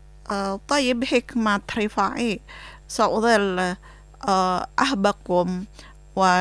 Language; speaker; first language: Arabic; non-native, fluent; Indonesian